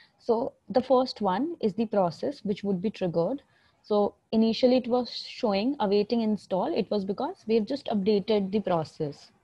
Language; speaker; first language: English; non-native, local second language; Hindi